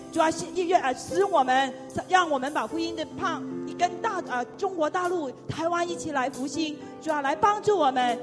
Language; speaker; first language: Chinese; non-native, local second language; Cantonese